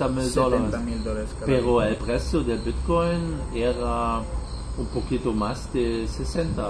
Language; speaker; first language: Spanish; non-native, learner; German